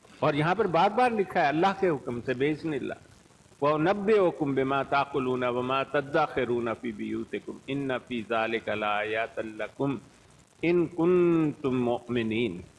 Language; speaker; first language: Urdu; non-native, local second language; Punjabi